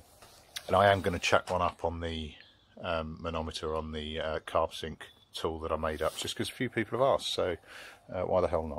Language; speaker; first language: English; native; English